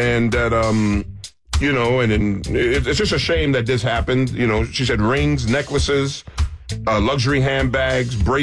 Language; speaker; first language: English; native; English